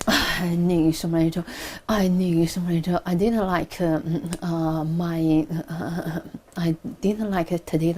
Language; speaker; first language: English; non-native, learner; Chinese